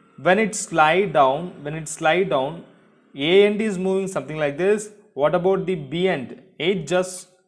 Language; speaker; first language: English; non-native, local second language; Tamil